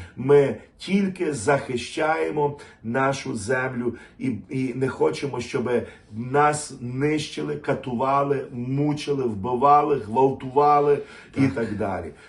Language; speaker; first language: Ukrainian; native; Ukrainian